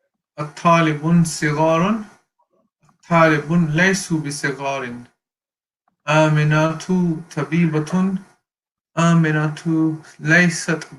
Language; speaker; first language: Arabic; non-native, learner; English